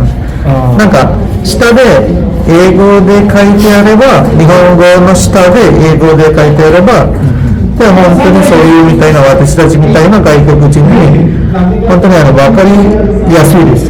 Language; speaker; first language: Japanese; non-native, learner; Sinhala